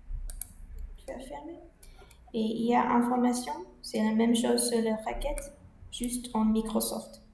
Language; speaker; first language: French; non-native, learner; English